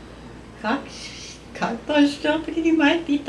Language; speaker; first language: Russian; non-native, learner; Spanish